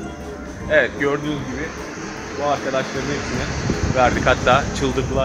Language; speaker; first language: Turkish; native; Turkish